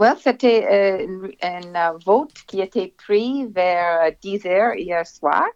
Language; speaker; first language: French; non-native, local second language; English